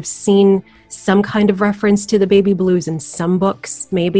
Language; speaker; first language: English; early bilingual, other home language; Filipino